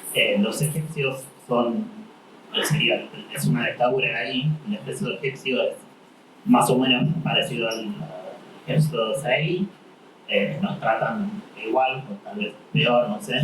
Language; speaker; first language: Spanish; non-native, fluent; Arabic